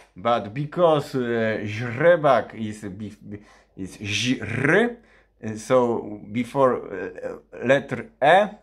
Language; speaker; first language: English; non-native, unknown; Polish